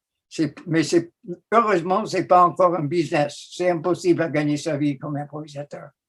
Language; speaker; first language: French; non-native, fluent; English